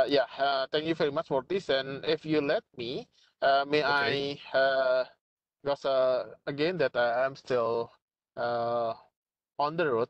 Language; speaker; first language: English; non-native, fluent; Indonesian